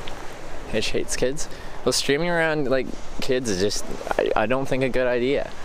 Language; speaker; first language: English; native; English